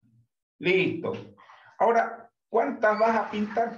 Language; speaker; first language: Spanish; native; Spanish